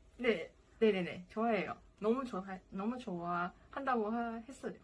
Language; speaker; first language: Korean; non-native, learner; Chinese